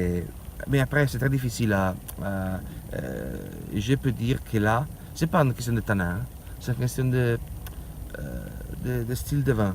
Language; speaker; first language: French; non-native, learner; Italian